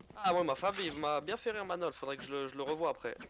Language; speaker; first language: French; native; French